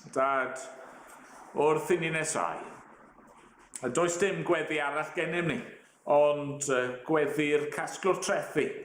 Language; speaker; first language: Welsh; native; Welsh